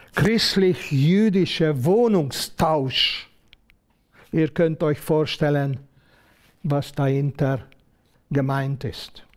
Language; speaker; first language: German; non-native, fluent; Hungarian